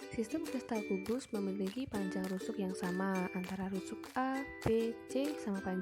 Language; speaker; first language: Indonesian; native; Indonesian